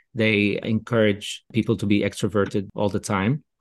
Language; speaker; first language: English; non-native, fluent; Arabic